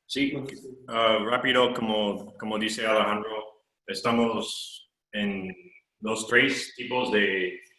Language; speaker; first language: Spanish; non-native, fluent; English